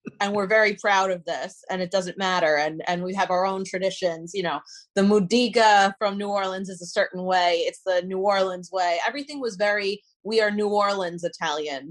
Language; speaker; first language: English; native; English